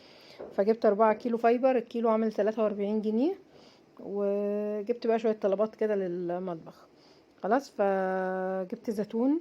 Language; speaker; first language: Arabic; native; Arabic